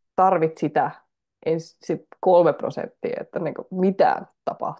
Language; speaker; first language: Finnish; native; Finnish